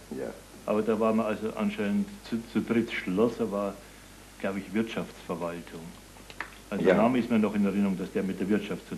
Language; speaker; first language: German; native; German